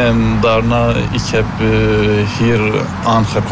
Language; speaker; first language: Dutch; non-native, learner; Turkish